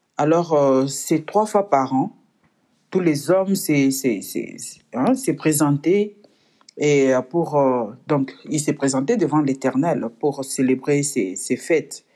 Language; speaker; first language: French; non-native, local second language; Lingala